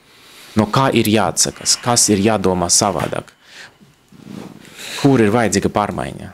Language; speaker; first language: Latvian; non-native, local second language; Russian